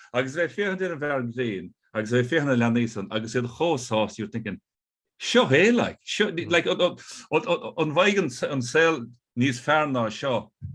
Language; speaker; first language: Irish; native; Irish